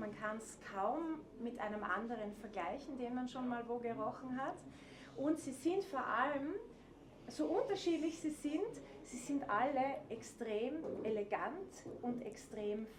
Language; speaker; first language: German; native; German